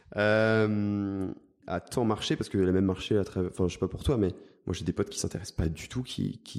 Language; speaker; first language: French; native; French